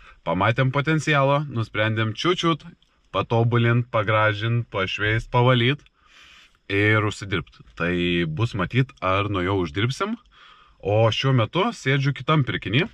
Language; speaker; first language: Lithuanian; native; Lithuanian